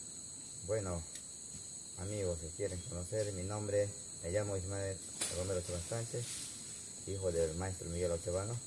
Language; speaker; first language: Spanish; non-native, local second language; Shipibo-Conibo